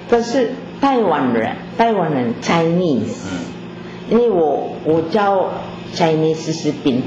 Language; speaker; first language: Chinese; non-native, learner; Filipino